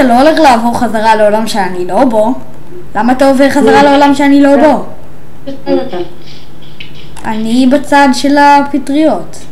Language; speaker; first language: Hebrew; native; Hebrew